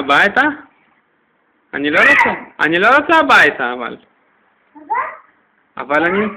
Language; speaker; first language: Hebrew; non-native, fluent; Russian